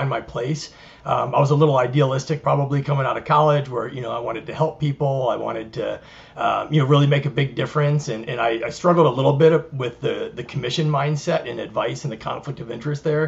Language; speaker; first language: English; native; English